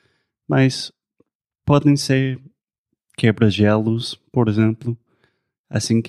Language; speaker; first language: Portuguese; non-native, fluent; English